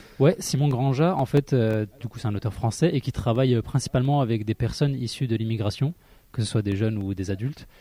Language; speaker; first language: French; early bilingual, other home language; Arabic